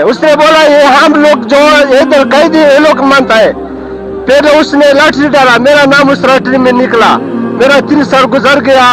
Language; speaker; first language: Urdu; non-native, local second language; Pashto